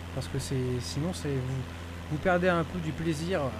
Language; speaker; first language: French; native; French